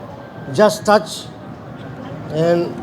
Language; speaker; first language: English; non-native, learner; Japanese